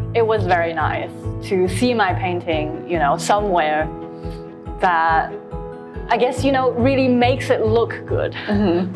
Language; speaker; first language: English; non-native, fluent; Chinese